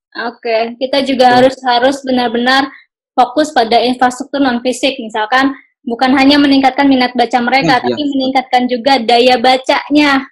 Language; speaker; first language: Indonesian; native; Indonesian